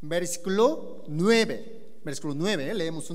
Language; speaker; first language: Spanish; non-native, learner; Korean